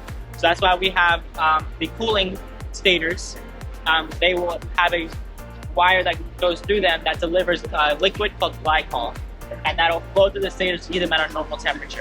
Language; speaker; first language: English; native; English